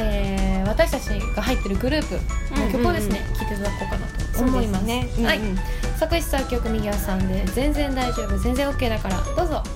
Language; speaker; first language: Japanese; native; Japanese